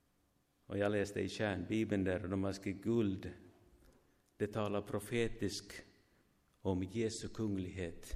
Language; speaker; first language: Swedish; non-native, fluent; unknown